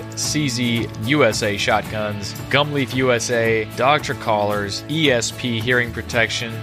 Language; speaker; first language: English; native; English